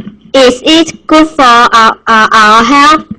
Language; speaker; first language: English; non-native, learner; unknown